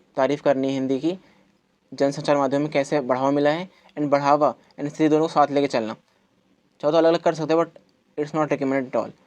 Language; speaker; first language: Hindi; native; Hindi